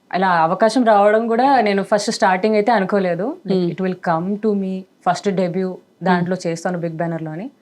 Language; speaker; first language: Telugu; non-native, local second language; Marathi